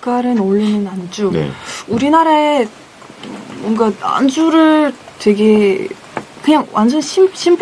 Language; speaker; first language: Korean; non-native, fluent; Russian